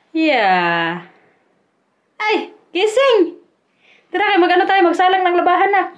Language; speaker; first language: Filipino; non-native, local second language; Waray